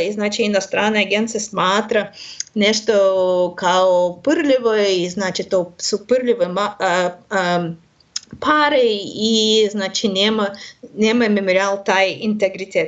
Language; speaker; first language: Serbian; non-native, learner; Russian